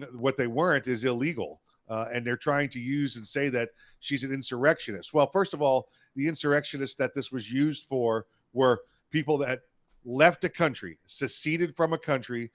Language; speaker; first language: English; native; English